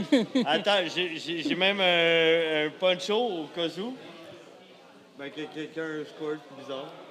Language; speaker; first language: French; native; French